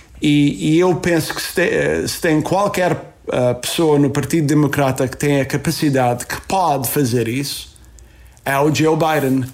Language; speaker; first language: Portuguese; early bilingual, heritage; Portuguese